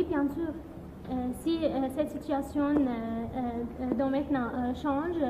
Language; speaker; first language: French; non-native, learner; Arabic